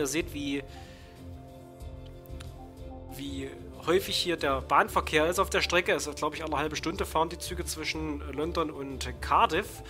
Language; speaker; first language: German; native; German